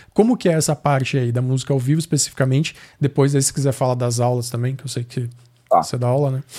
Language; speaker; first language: Portuguese; native; Portuguese